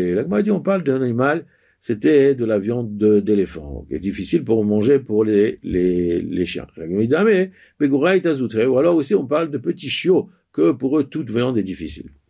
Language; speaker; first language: French; native; French